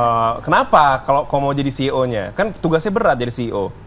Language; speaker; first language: Indonesian; native; Indonesian